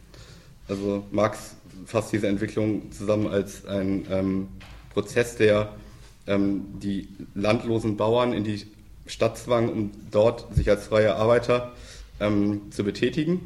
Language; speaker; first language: German; native; German